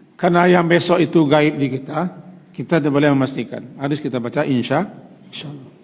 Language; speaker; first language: Malay; non-native, local second language; Minangkabau